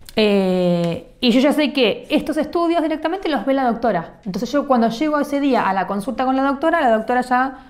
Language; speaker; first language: Spanish; native; Spanish